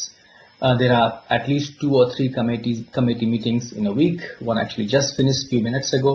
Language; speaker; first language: English; non-native, local second language; Hindi